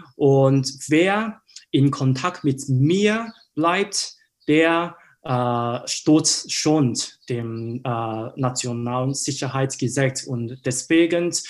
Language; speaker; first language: German; non-native, learner; Cantonese